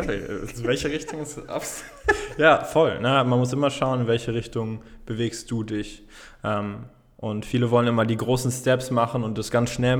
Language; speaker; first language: German; native; German